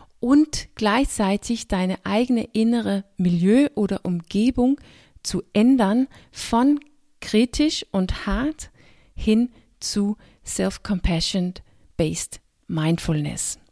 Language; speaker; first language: German; non-native, fluent; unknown